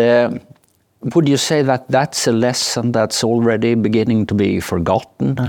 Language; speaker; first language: English; non-native, fluent; Swedish